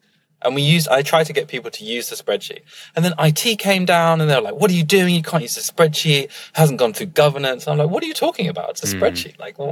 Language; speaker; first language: English; native; English